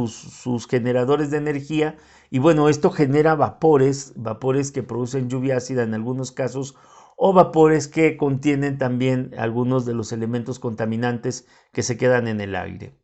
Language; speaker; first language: Spanish; native; Spanish